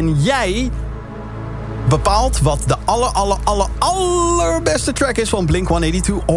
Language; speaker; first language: Dutch; native; Dutch